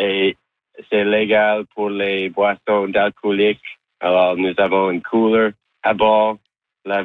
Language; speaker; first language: French; non-native, local second language; English